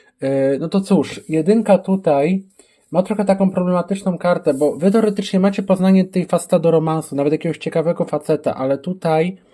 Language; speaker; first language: Polish; native; Polish